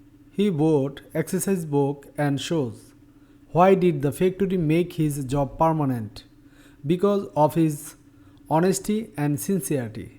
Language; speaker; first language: English; non-native, local second language; Bangla